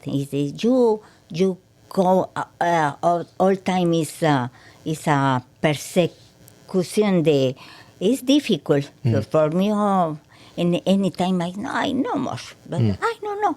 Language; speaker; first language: English; non-native, learner; Spanish